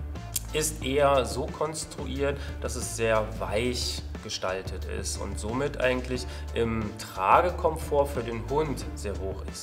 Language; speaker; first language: German; native; German